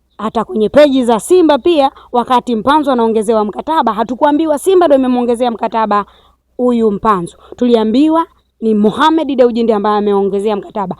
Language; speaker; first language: Swahili; native; Swahili